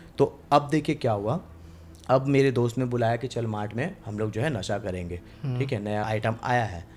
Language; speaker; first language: Hindi; non-native, local second language; Bangla